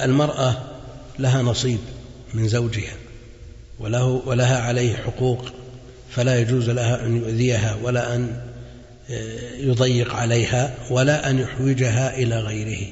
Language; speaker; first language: Arabic; native; Arabic